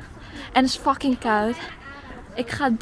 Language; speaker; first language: Dutch; early bilingual, other home language; Chinese